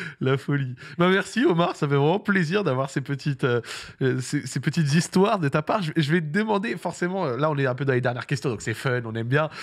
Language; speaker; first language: French; early bilingual, other home language; Arabic